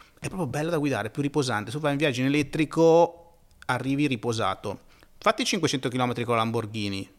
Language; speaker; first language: Italian; native; Italian